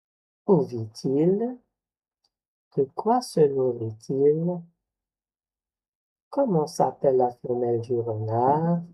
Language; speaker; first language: French; non-native, local second language; Arabic